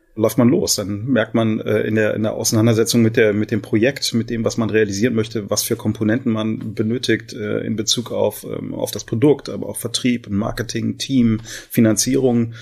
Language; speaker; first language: German; native; German